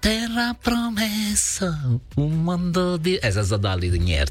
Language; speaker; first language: Hungarian; non-native, fluent; Italian